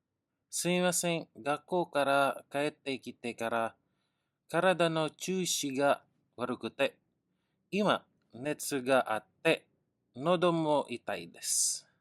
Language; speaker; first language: Japanese; non-native, learner; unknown